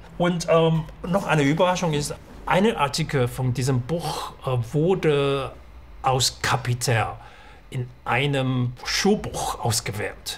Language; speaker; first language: German; non-native, fluent; Chinese